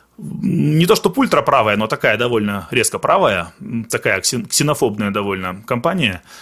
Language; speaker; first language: Russian; early bilingual, other home language; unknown